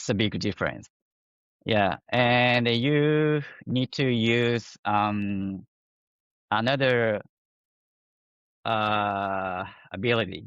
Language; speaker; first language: English; non-native, fluent; Japanese